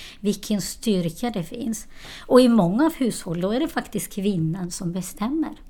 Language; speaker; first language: Swedish; non-native, fluent; Albanian